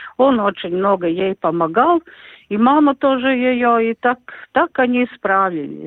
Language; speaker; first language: Russian; non-native, local second language; Latvian